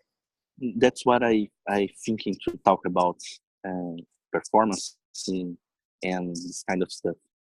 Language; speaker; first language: English; non-native, learner; Portuguese